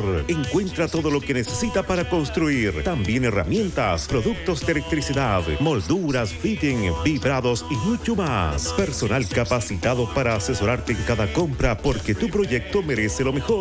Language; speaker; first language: Spanish; native; Spanish